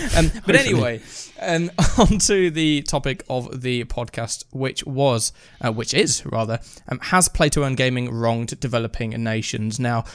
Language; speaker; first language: English; early bilingual, other home language; Filipino